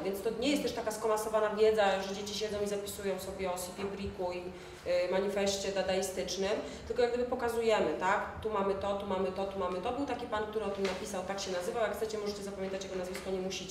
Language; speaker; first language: Polish; native; Polish